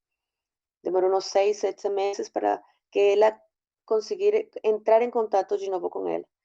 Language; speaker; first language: Portuguese; non-native, fluent; Spanish